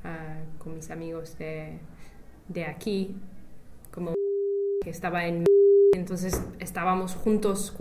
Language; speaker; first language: Spanish; non-native, fluent; English